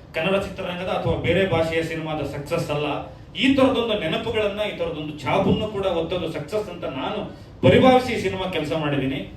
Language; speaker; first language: Kannada; native; Kannada